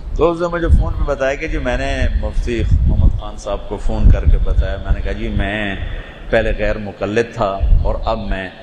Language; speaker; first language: Urdu; non-native, local second language; Punjabi